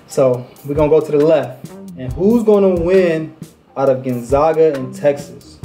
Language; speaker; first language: English; native; English